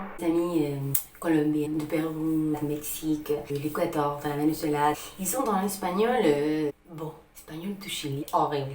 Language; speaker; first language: French; non-native, fluent; Spanish